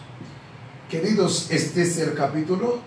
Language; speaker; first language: Spanish; native; Spanish